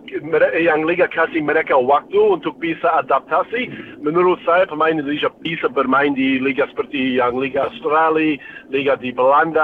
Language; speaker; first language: Indonesian; non-native, fluent; English